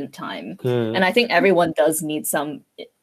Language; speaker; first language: English; non-native, local second language; Cantonese